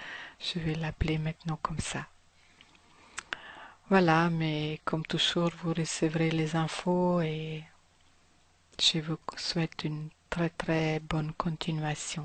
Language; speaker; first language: French; non-native, fluent; German